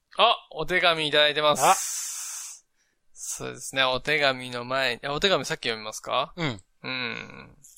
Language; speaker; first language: Japanese; native; Japanese